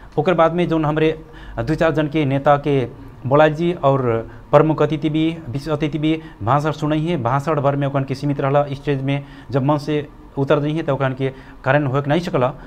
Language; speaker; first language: Bhojpuri; non-native, local second language; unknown